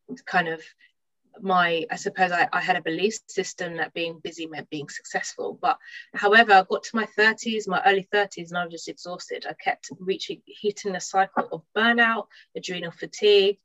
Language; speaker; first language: English; native; English